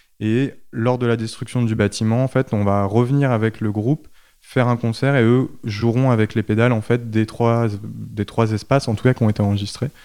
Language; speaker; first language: French; native; French